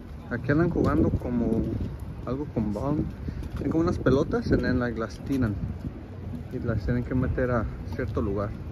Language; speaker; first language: Spanish; early bilingual, heritage; Spanish